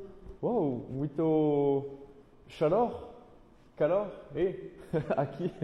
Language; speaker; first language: Portuguese; non-native, learner; French